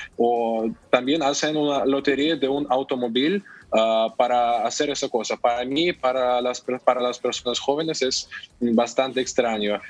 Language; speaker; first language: Spanish; non-native, fluent; Russian